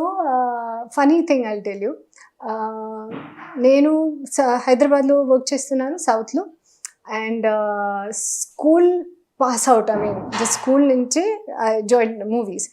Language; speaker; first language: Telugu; non-native, learner; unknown